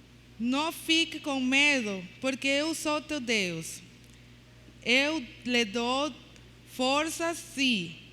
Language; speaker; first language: Portuguese; non-native, learner; Spanish